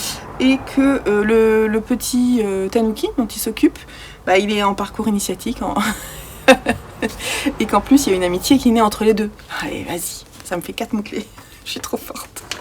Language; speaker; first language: French; native; French